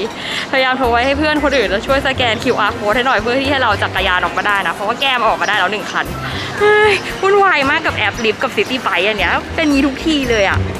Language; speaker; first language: Thai; native; Thai